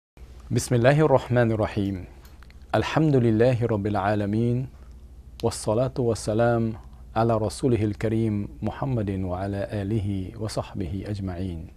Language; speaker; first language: Arabic; non-native, fluent; English